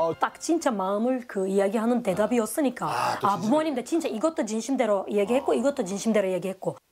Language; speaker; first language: Korean; non-native, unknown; Turkish